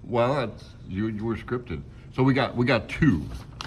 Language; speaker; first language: English; native; English